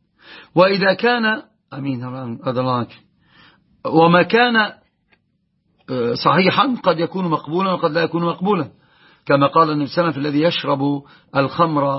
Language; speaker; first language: Arabic; native; Arabic